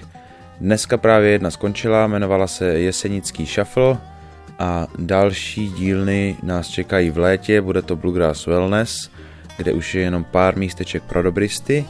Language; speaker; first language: Czech; native; Czech